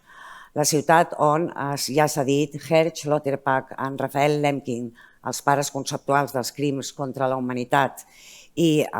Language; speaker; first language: Catalan; native; Catalan